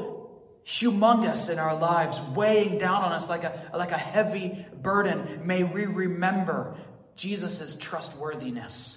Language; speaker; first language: English; native; English